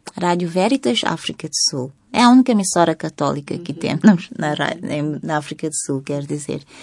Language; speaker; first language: Portuguese; native; Portuguese